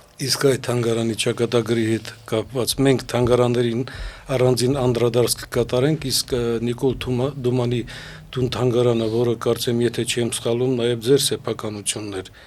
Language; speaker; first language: Armenian; native; Armenian